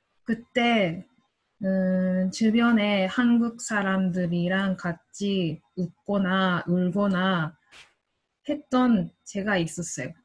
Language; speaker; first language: Korean; non-native, learner; Japanese